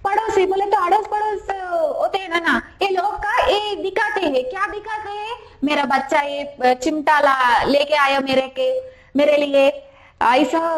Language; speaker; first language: Hindi; non-native, local second language; Telugu